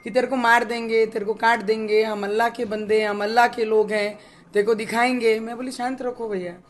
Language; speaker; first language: Hindi; non-native, local second language; Marathi